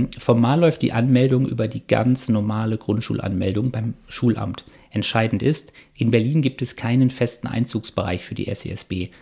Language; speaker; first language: German; native; German